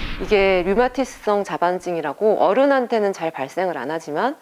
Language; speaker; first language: Korean; native; Korean